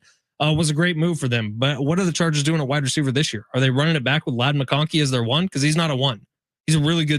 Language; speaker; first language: English; native; English